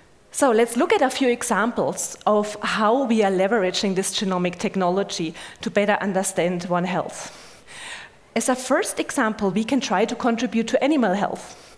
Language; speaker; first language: English; non-native, fluent; German